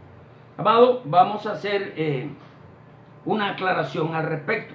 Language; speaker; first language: Spanish; native; Spanish